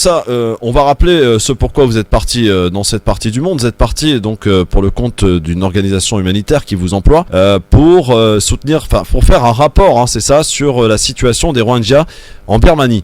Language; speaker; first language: French; native; French